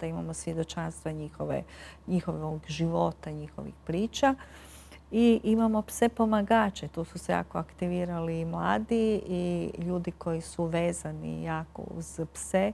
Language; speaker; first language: Croatian; native; Croatian